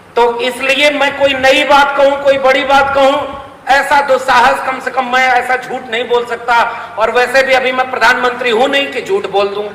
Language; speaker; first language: Hindi; native; Hindi